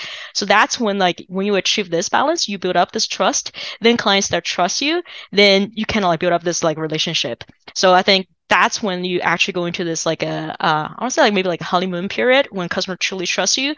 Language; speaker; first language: English; non-native, fluent; Chinese